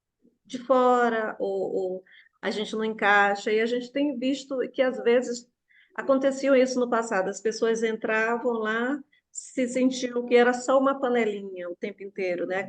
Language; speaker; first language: Portuguese; native; Portuguese